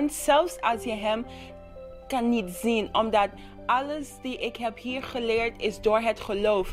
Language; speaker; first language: Dutch; non-native, local second language; English